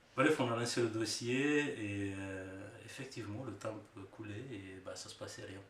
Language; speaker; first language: French; non-native, fluent; Romanian